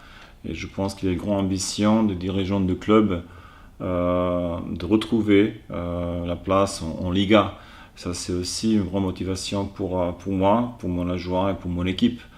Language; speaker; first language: French; non-native, fluent; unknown